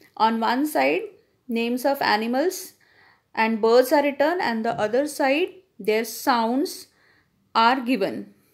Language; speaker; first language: English; non-native, local second language; Hindi